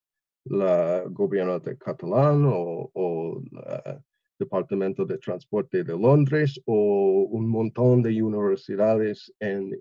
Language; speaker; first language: Spanish; non-native, learner; English